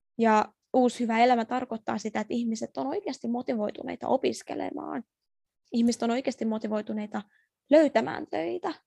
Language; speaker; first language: Finnish; early bilingual, other home language; Persian